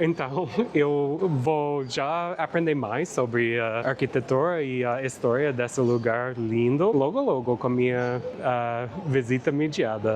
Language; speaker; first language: Portuguese; non-native, fluent; English